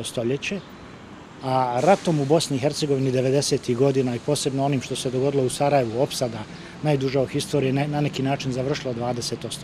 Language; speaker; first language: Croatian; native; Croatian